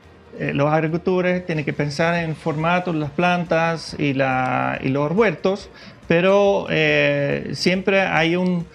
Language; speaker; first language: Spanish; non-native, fluent; Dutch